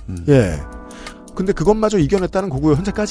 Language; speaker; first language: Korean; native; Korean